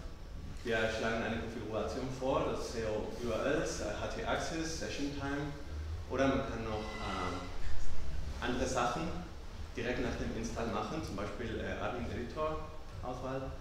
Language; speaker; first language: German; non-native, fluent; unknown